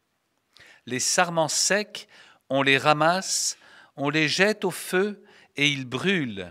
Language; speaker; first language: French; native; French